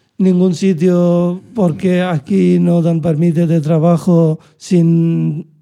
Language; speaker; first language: Spanish; non-native, learner; Bangla